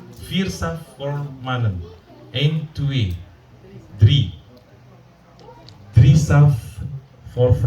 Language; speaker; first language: Dutch; non-native, learner; Indonesian